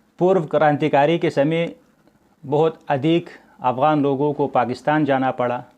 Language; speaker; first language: Hindi; non-native, fluent; Pashto